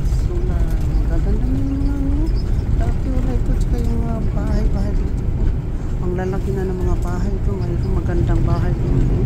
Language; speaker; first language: Filipino; non-native, local second language; Cebuano